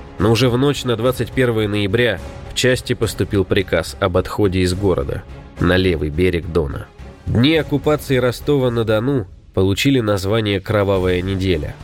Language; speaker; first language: Russian; native; Russian